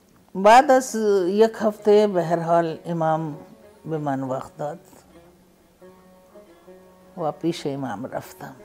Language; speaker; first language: Persian; non-native, fluent; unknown